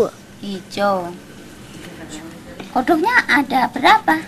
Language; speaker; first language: Indonesian; native; Indonesian